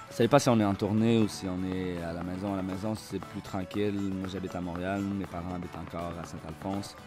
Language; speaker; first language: French; native; French